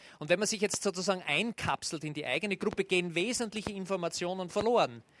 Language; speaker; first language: German; native; German